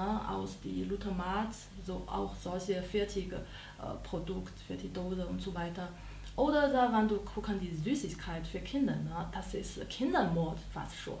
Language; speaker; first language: German; non-native, learner; Chinese